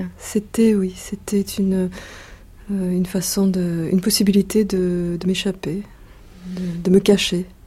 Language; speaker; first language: French; non-native, fluent; Russian